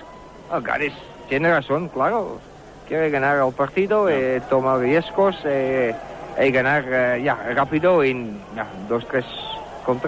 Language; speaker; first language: Spanish; non-native, learner; Dutch